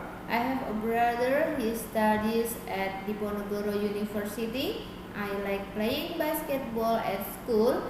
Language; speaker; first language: English; non-native, fluent; Indonesian